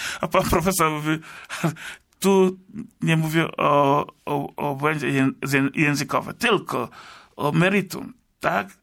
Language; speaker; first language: Polish; non-native, fluent; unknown